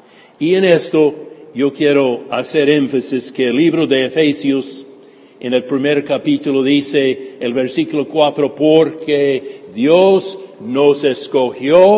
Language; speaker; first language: Spanish; non-native, fluent; English